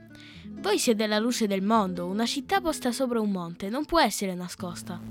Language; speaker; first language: Italian; native; Italian